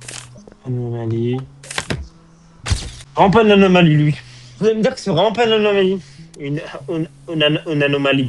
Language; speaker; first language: French; native; French